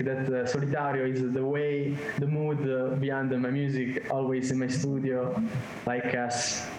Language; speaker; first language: English; non-native, learner; Italian